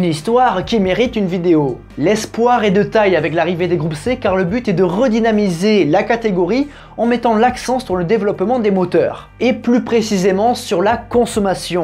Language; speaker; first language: French; native; French